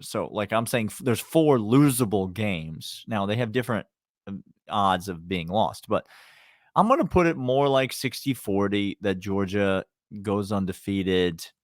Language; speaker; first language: English; native; English